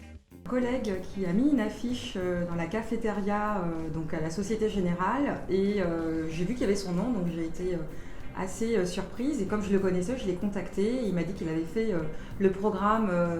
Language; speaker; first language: French; native; French